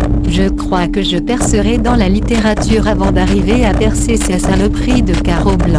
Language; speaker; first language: French; native; French